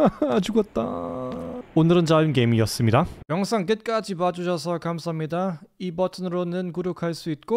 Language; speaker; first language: Korean; non-native, fluent; German